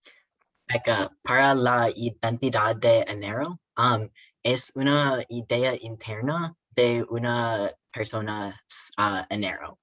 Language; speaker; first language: Spanish; non-native, learner; English